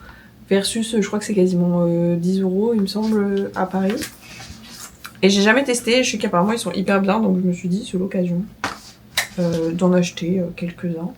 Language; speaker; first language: French; native; French